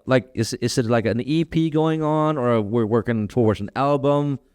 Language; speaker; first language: English; non-native, fluent; Danish